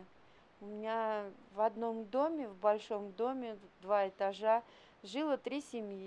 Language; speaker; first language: Russian; native; Russian